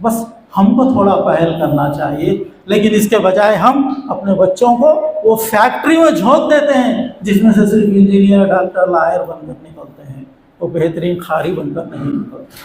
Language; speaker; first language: Urdu; native; Urdu